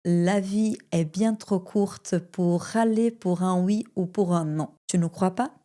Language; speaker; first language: French; non-native, fluent; Portuguese